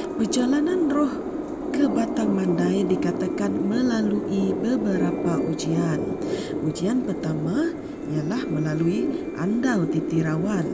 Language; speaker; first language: Malay; non-native, local second language; Iban